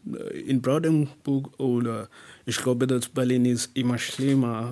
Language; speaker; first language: German; non-native, learner; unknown